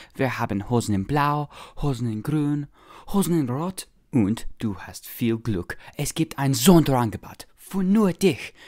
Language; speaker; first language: German; non-native, learner; English